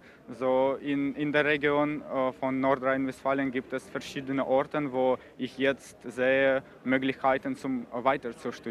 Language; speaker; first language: German; non-native, learner; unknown